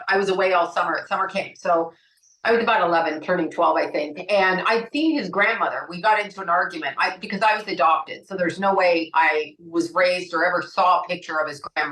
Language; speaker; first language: English; native; English